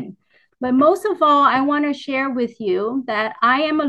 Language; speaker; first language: English; early bilingual, other home language; Vietnamese